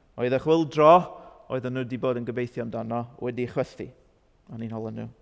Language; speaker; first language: Welsh; non-native, fluent; English